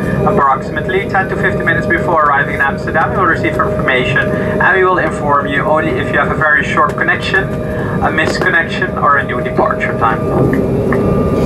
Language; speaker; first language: English; non-native, fluent; Dutch